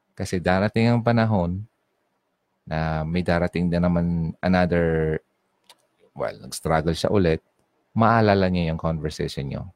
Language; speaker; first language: Filipino; non-native, local second language; Bikol